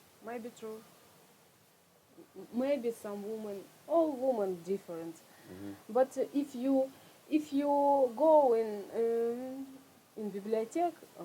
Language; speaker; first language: English; non-native, learner; Russian